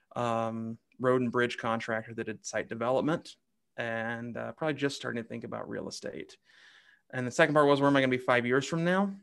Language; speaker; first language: English; native; English